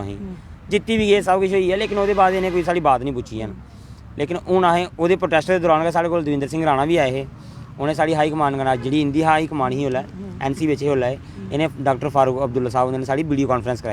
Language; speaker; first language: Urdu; non-native, local second language; Dogri